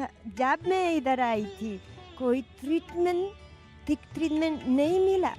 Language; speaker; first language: Hindi; non-native, learner; Spanish